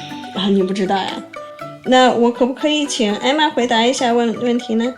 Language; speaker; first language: Chinese; native; Chinese